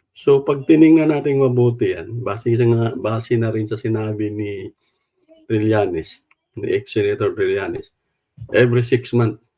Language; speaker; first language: Filipino; non-native, local second language; Cebuano